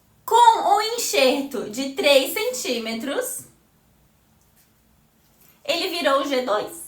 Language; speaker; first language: Portuguese; native; Portuguese